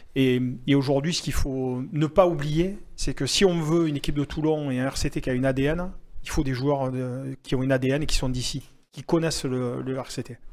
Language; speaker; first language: French; native; French